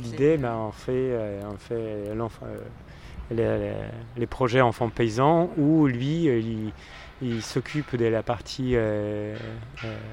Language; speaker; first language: French; non-native, fluent; Polish